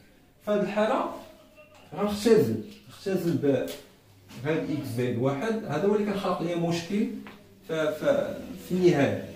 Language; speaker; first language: Arabic; native; Arabic